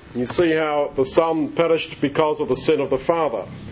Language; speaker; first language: English; native; English